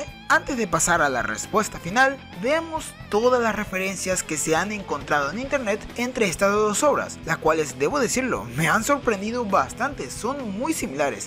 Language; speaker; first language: Spanish; native; Spanish